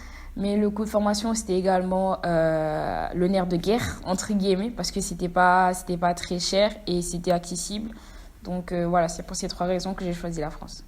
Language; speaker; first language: French; non-native, local second language; Wolof